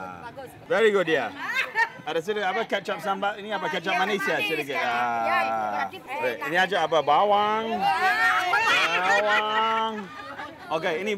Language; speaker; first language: Indonesian; non-native, learner; English